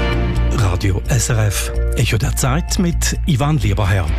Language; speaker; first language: German; native; German